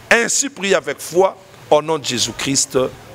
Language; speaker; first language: French; non-native, local second language; Lingala